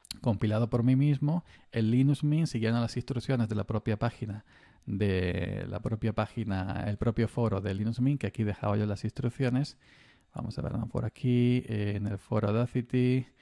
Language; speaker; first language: Spanish; native; Spanish